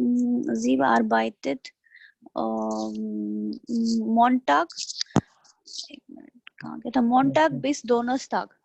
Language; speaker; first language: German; non-native, learner; Hindi